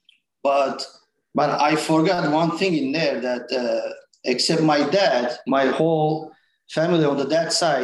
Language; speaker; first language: English; non-native, fluent; Turkish